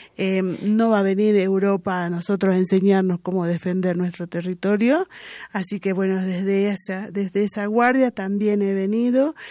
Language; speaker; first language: Spanish; non-native, local second language; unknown